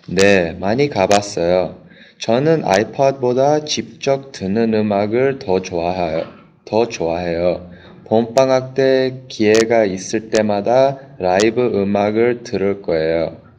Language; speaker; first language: Korean; non-native, learner; English